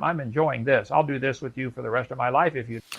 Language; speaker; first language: English; native; English